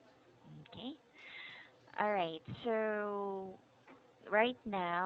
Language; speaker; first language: English; non-native, fluent; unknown